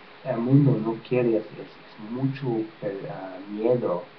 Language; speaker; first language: Spanish; non-native, learner; English